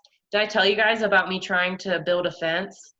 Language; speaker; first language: English; native; English